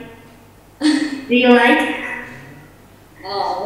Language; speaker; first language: English; non-native, learner; Indonesian